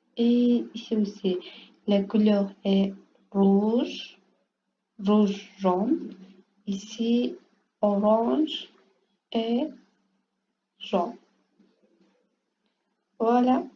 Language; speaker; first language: French; non-native, learner; Portuguese